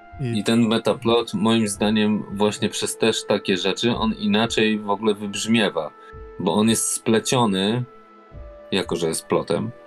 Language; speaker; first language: Polish; native; Polish